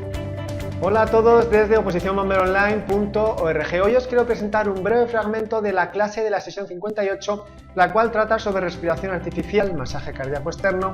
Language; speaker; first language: Spanish; native; Spanish